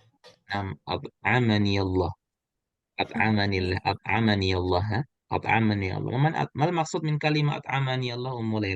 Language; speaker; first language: Arabic; non-native, fluent; Indonesian